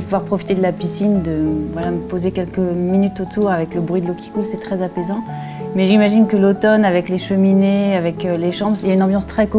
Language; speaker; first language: French; native; French